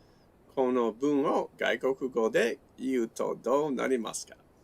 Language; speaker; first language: Japanese; non-native, learner; English